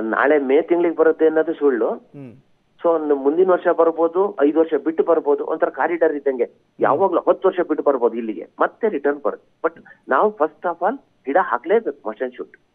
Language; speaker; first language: Kannada; native; Kannada